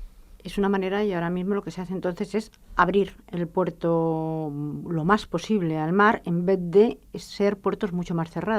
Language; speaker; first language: Spanish; native; Spanish